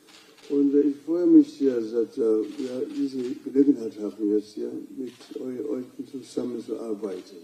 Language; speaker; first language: German; non-native, fluent; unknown